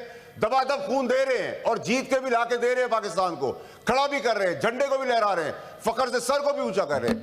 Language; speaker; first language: Urdu; native; Urdu